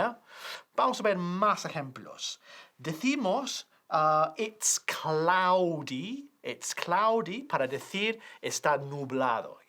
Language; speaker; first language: Spanish; non-native, fluent; English